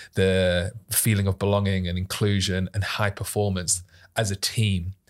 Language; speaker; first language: English; native; English